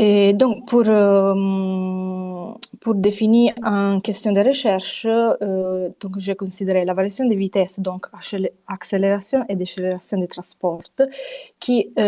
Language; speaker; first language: French; non-native, fluent; Italian